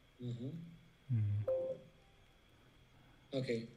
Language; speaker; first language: English; non-native, learner; Vietnamese